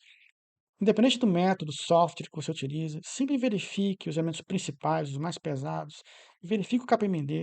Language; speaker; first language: Portuguese; native; Portuguese